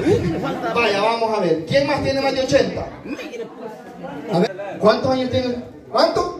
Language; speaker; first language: Spanish; native; Spanish